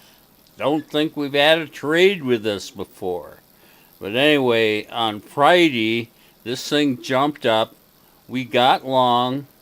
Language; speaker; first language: English; native; English